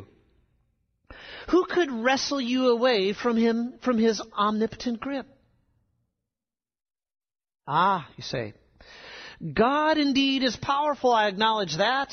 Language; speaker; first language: English; native; English